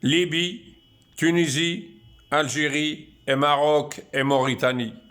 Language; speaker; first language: French; non-native, local second language; Arabic